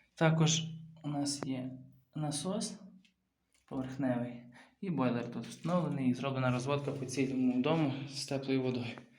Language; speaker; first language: Ukrainian; native; Ukrainian